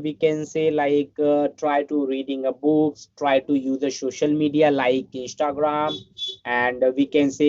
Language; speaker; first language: English; non-native, learner; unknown